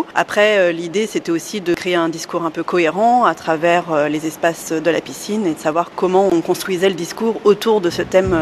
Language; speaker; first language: French; native; French